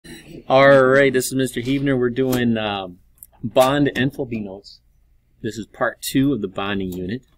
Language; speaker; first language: English; native; English